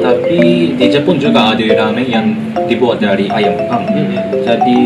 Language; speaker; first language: Indonesian; non-native, fluent; Japanese